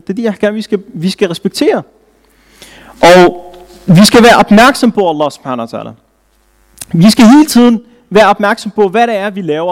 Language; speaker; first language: Danish; early bilingual, other home language; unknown